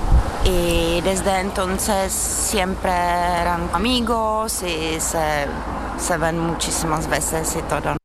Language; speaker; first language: Spanish; non-native, learner; Czech